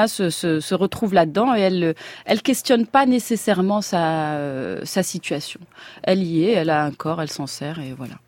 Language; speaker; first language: French; non-native, local second language; Arabic